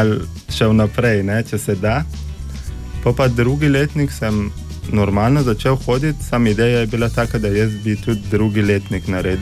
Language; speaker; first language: Slovenian; non-native, fluent; Persian